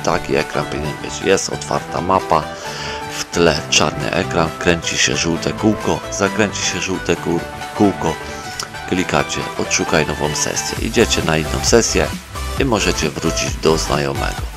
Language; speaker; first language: Polish; native; Polish